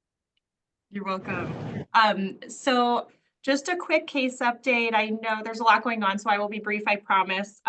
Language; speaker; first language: English; native; English